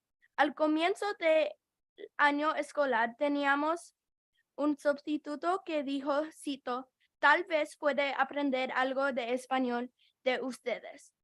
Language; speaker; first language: Spanish; non-native, learner; English